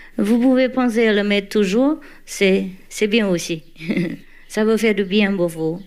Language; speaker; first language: French; non-native, learner; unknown